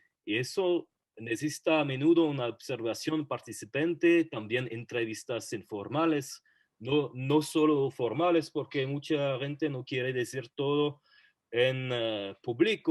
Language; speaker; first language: Spanish; non-native, fluent; French